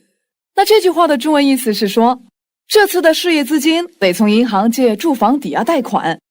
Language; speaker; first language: Chinese; non-native, fluent; Korean